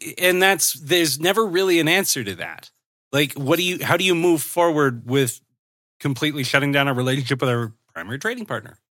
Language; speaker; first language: English; native; English